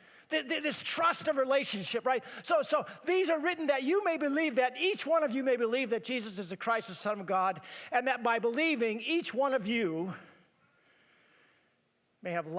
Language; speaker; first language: English; native; English